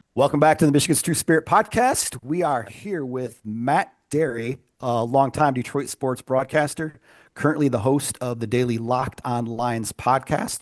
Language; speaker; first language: English; native; English